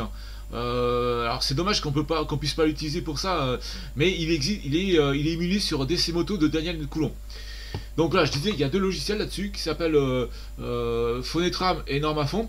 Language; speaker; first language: French; native; French